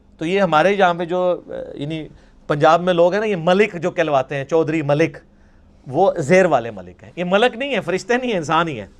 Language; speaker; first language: Urdu; non-native, local second language; Punjabi